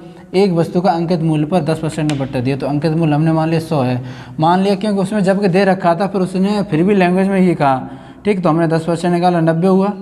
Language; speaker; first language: Hindi; native; Hindi